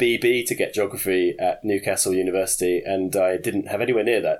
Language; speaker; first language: English; native; English